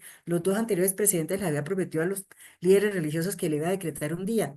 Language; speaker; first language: Spanish; native; Spanish